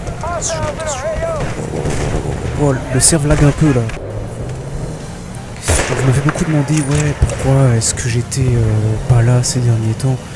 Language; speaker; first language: French; native; French